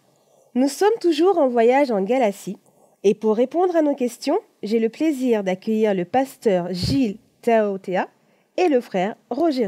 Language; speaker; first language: French; native; French